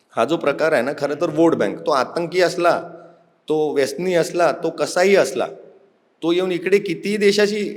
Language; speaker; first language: Marathi; non-native, local second language; Urdu